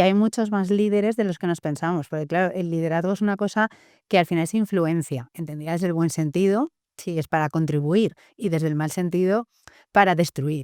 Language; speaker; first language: Spanish; native; Spanish